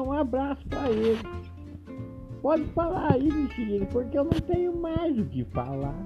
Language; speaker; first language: Portuguese; native; Portuguese